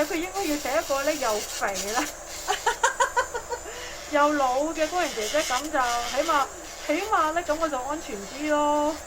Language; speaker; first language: Cantonese; native; Cantonese